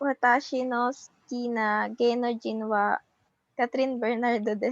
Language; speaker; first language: Japanese; non-native, learner; Filipino